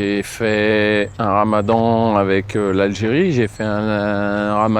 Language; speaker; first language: French; native; French